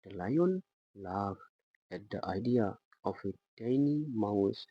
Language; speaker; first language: English; non-native, local second language; Assamese